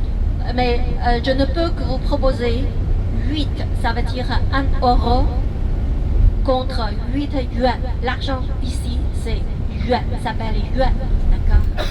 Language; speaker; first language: French; non-native, fluent; Chinese